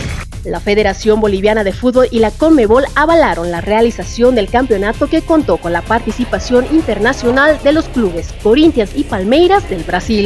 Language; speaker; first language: Spanish; native; Spanish